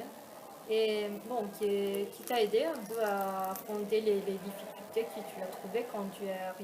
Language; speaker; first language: French; non-native, fluent; Italian